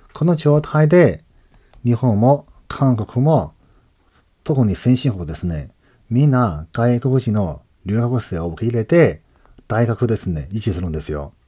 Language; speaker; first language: Japanese; non-native, fluent; Chinese